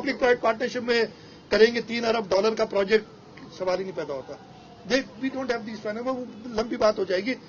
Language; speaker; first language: Urdu; non-native, local second language; Sindhi